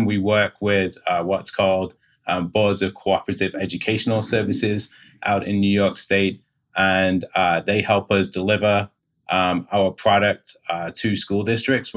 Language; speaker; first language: English; native; English